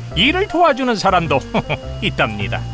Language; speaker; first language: Korean; native; Korean